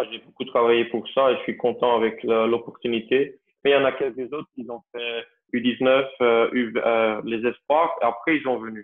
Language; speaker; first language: French; non-native, local second language; Dutch